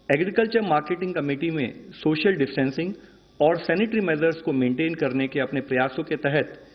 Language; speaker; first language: Hindi; native; Hindi